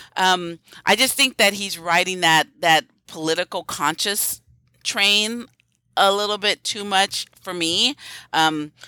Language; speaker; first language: English; native; English